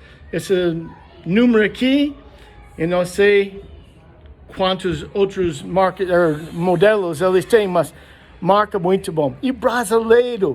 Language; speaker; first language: Portuguese; non-native, learner; English